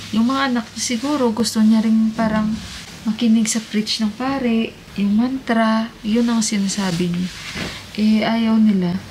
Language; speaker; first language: Filipino; native; Filipino